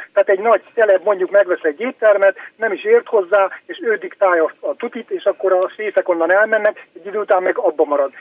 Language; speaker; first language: Hungarian; native; Hungarian